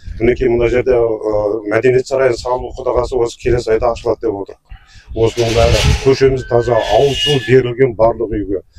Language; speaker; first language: Kazakh; native; Kazakh